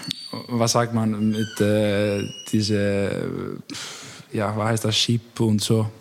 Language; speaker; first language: German; non-native, learner; Icelandic